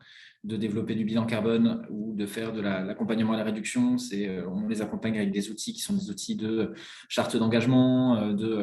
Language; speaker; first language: French; native; French